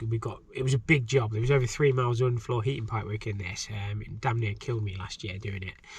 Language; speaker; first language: English; native; English